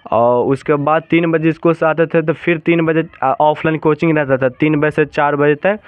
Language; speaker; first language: Hindi; native; Hindi